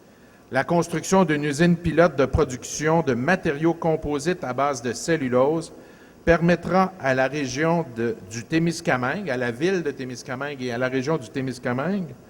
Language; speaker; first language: French; native; French